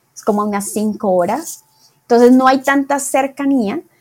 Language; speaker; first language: Spanish; native; Spanish